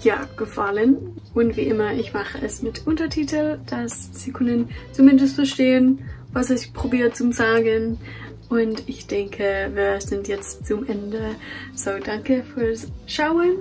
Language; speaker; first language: German; non-native, fluent; English